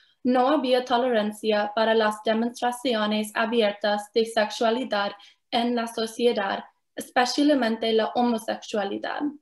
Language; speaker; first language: Spanish; non-native, fluent; English